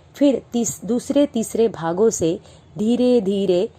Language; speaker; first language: Hindi; non-native, local second language; Marathi